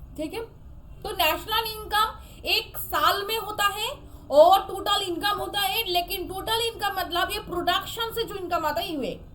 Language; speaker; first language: Hindi; non-native, local second language; Bangla